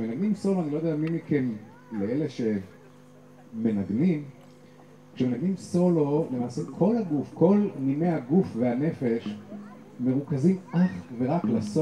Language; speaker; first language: Hebrew; native; Hebrew